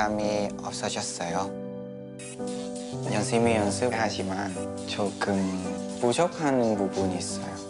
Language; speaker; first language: Korean; non-native, learner; Vietnamese